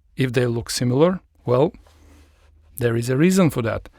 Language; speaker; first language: English; non-native, fluent; Bulgarian